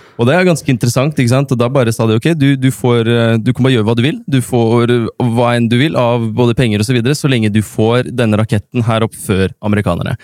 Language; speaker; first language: Norwegian; native; Norwegian